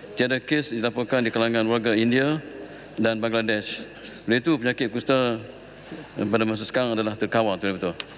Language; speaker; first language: Malay; native; Malay